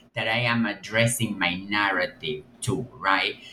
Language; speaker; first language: English; non-native, fluent; Spanish